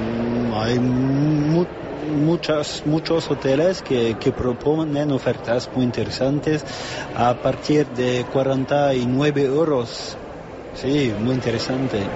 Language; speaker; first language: Spanish; non-native, fluent; French